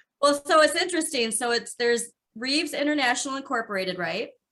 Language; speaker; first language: English; native; English